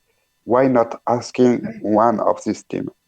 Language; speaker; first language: English; non-native, learner; French